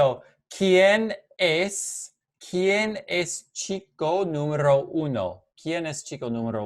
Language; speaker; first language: Spanish; non-native, fluent; English